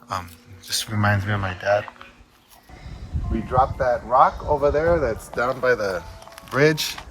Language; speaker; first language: English; native; English